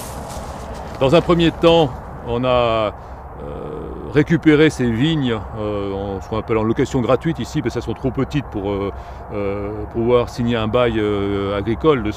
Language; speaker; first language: French; native; French